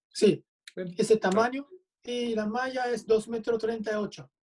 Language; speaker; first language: Spanish; non-native, fluent; Japanese